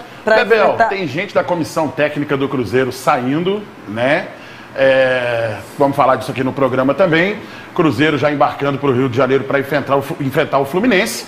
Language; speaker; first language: Portuguese; native; Portuguese